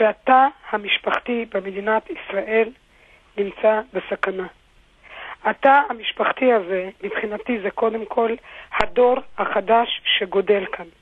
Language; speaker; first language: Hebrew; native; Hebrew